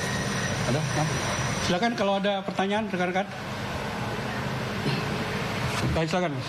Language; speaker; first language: Indonesian; native; Indonesian